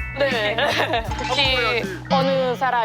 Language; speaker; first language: Korean; non-native, learner; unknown